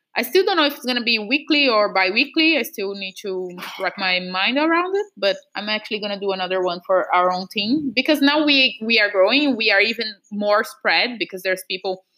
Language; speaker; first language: English; non-native, fluent; Portuguese